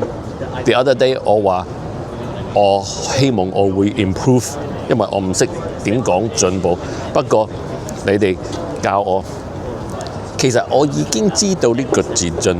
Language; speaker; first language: Cantonese; early bilingual, heritage; English